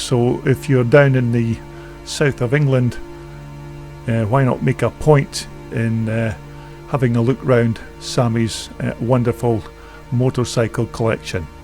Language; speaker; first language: English; native; English